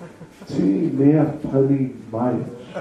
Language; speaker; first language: Russian; non-native, learner; English